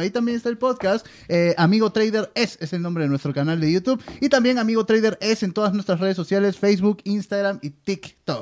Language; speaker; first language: Spanish; native; Spanish